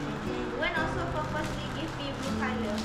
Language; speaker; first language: English; non-native, learner; Malay